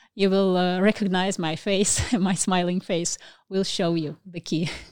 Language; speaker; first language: English; non-native, learner; Russian